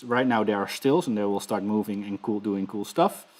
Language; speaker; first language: English; non-native, fluent; Dutch